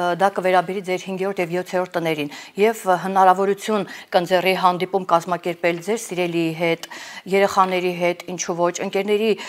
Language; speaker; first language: Armenian; native; Armenian